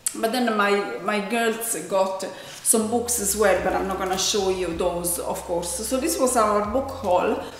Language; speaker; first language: English; non-native, fluent; Italian